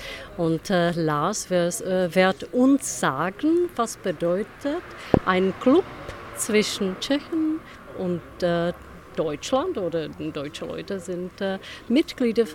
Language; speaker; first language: German; non-native, fluent; Czech